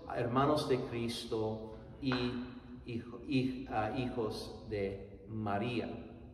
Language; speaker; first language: Spanish; non-native, fluent; English